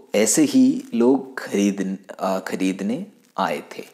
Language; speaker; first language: Hindi; non-native, local second language; Malayalam